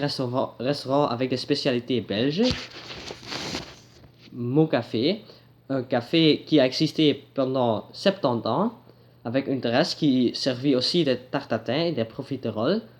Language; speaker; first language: French; non-native, learner; Dutch